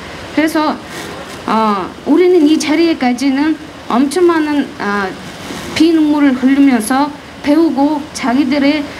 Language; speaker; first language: Korean; non-native, fluent; Mongolian